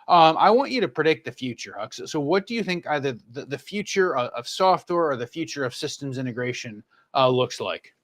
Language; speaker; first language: English; native; English